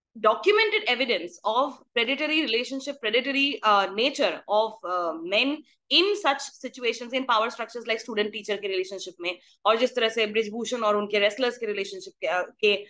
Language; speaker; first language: Hindi; native; Hindi